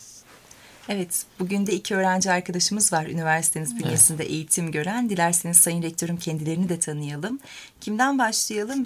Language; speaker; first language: Turkish; native; Turkish